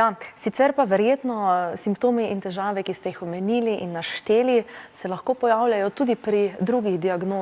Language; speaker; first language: Slovenian; native; Slovenian